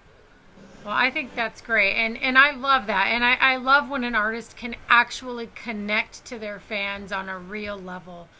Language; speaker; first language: English; native; English